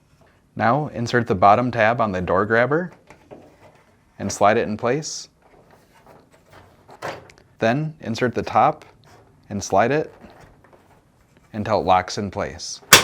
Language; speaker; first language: English; native; English